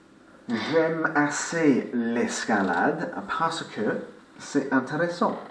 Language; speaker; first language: French; non-native, fluent; English